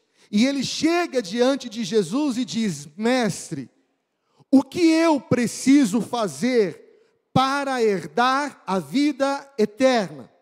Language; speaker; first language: Portuguese; native; Portuguese